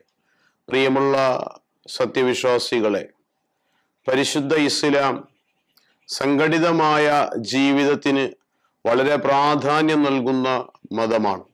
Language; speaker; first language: Malayalam; native; Malayalam